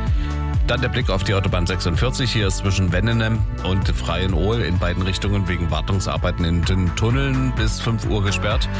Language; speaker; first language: German; native; German